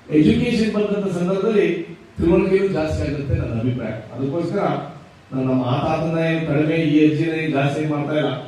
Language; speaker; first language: Kannada; native; Kannada